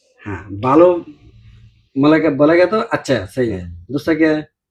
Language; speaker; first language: Hindi; non-native, learner; Bangla